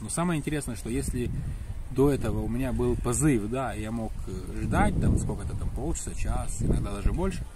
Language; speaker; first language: Russian; native; Russian